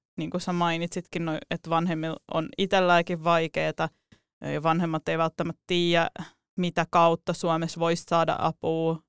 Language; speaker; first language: Finnish; early bilingual, other home language; Russian